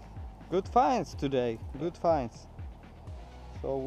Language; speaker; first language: English; non-native, learner; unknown